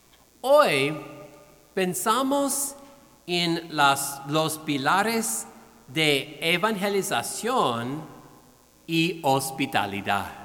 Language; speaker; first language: Spanish; non-native, fluent; English